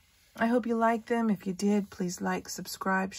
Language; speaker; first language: English; native; English